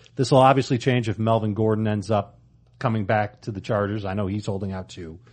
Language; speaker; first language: English; native; English